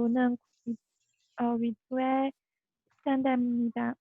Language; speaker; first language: Korean; non-native, learner; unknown